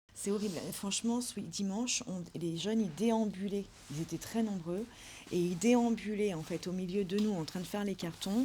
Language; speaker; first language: French; native; French